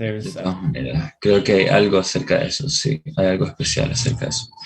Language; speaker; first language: Spanish; non-native, fluent; English